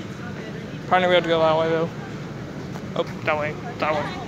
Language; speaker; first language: English; native; English